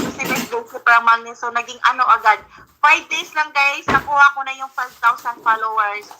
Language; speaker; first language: Filipino; native; Filipino